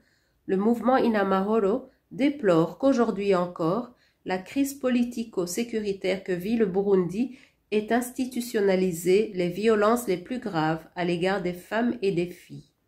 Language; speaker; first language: French; non-native, local second language; Rundi